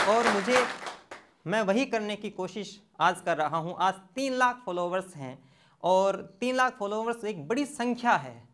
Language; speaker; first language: Hindi; native; Hindi